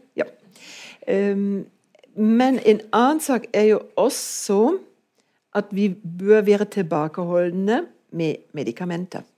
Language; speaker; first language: Norwegian; non-native, fluent; German